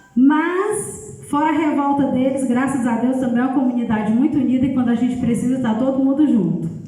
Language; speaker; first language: Portuguese; native; Portuguese